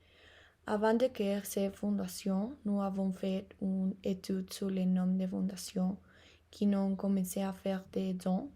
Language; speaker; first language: French; non-native, learner; Spanish